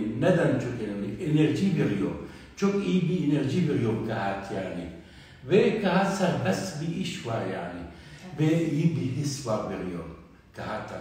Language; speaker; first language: Turkish; non-native, learner; Arabic